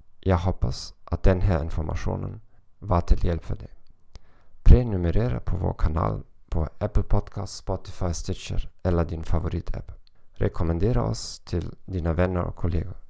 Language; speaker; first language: Swedish; non-native, learner; German